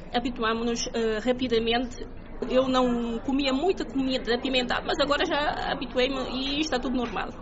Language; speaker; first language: Portuguese; non-native, local second language; Kabuverdianu